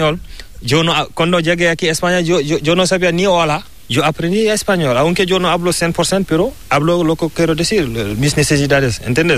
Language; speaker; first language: Spanish; non-native, learner; Fula